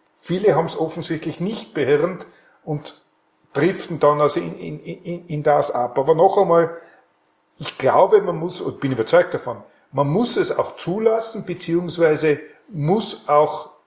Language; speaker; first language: German; native; German